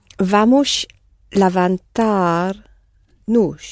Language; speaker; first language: Portuguese; non-native, learner; English